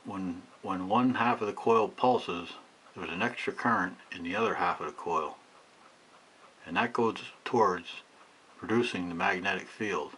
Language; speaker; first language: English; native; English